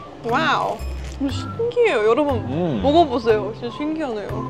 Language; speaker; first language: Korean; non-native, fluent; Estonian